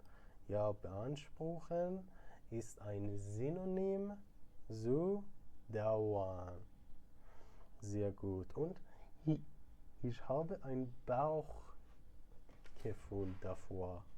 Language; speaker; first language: German; non-native, fluent; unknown